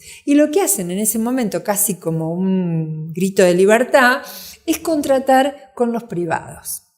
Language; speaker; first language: Spanish; native; Spanish